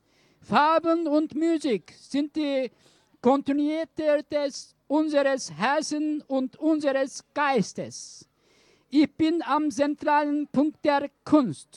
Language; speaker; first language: German; non-native, learner; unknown